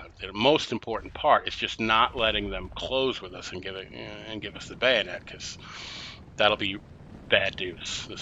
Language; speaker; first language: English; native; English